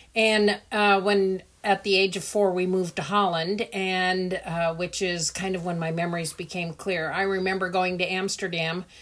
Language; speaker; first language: English; early bilingual, other home language; Dutch